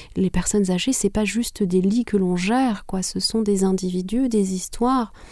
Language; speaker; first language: French; non-native, local second language; Kinyarwanda